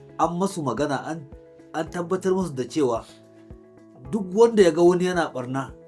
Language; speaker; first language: Hausa; non-native, local second language; Fula